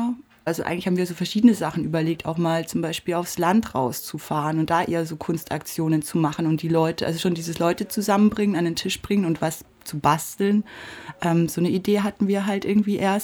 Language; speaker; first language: German; native; German